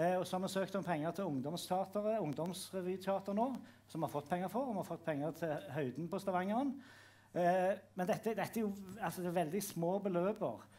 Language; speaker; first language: Norwegian; native; Norwegian